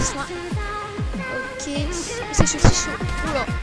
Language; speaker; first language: French; native; French